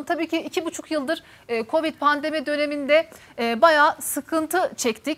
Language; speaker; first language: Turkish; native; Turkish